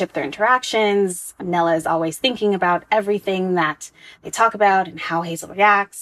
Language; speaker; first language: English; native; English